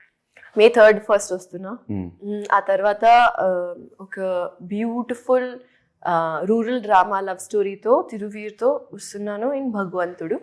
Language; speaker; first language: Telugu; non-native, local second language; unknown